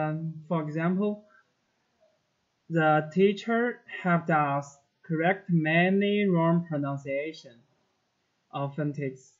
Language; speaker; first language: English; non-native, learner; Chinese